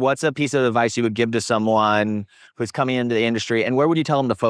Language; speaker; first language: English; native; English